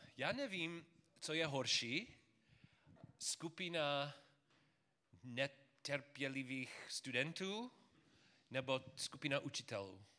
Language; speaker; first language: Czech; non-native, fluent; English